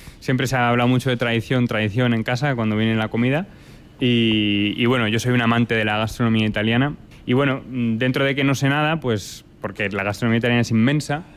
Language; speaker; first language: Spanish; native; Spanish